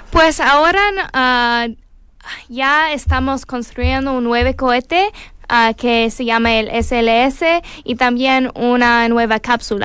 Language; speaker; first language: Spanish; non-native, learner; English